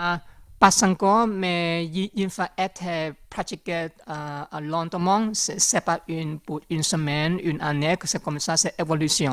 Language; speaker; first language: French; non-native, learner; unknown